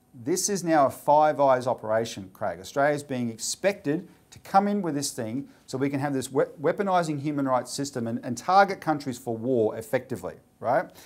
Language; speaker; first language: English; native; English